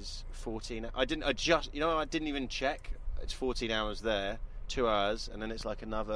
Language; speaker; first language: English; native; English